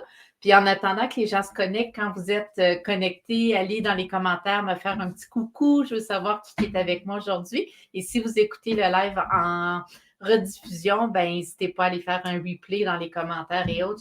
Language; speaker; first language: French; native; French